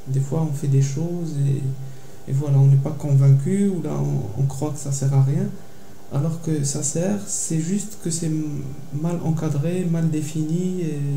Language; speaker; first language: French; non-native, local second language; Arabic